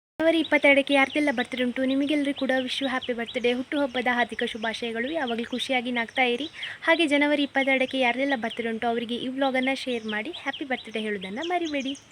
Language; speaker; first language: Kannada; non-native, local second language; Tulu